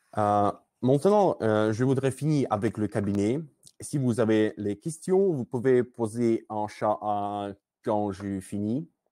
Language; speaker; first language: French; non-native, learner; Russian